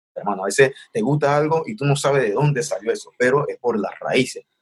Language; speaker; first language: Spanish; native; Spanish